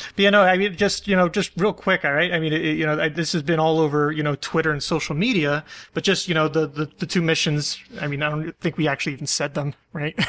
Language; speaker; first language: English; native; English